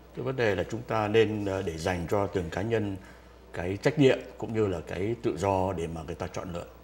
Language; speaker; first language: Vietnamese; native; Vietnamese